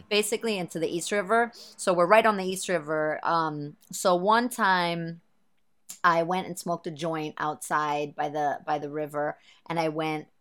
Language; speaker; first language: English; early bilingual, other home language; German